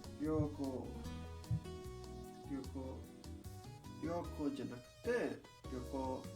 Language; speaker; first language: Japanese; non-native, learner; English